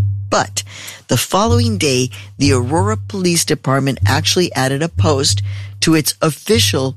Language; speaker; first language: English; native; English